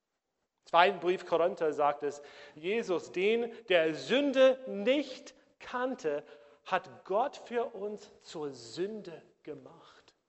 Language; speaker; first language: German; non-native, fluent; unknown